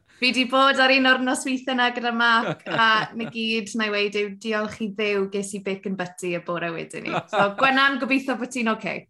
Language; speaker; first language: Welsh; native; Welsh